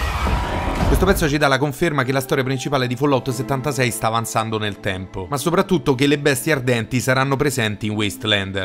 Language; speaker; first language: Italian; native; Italian